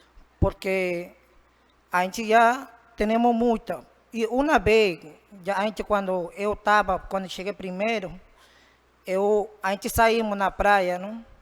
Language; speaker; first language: Portuguese; non-native, learner; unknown